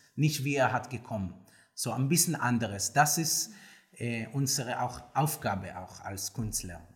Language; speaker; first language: German; non-native, learner; Hebrew